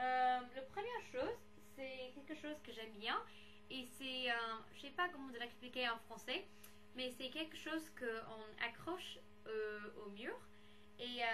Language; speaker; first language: French; non-native, fluent; English